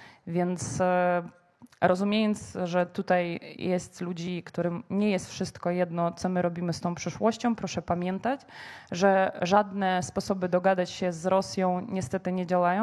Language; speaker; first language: Polish; non-native, fluent; Ukrainian